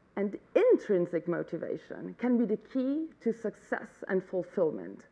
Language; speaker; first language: English; non-native, fluent; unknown